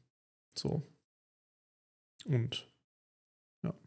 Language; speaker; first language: German; native; German